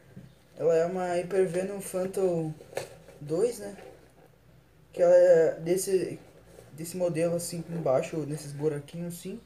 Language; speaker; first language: Portuguese; native; Portuguese